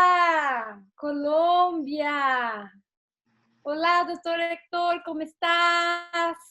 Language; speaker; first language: Portuguese; non-native, learner; Spanish